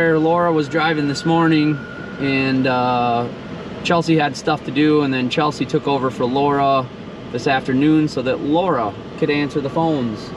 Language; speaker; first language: English; native; English